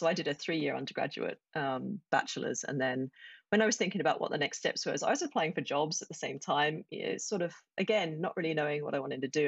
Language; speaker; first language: English; native; English